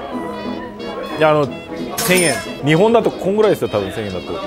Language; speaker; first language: Japanese; non-native, fluent; Korean